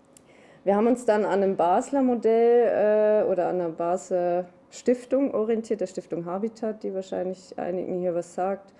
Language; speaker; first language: German; native; German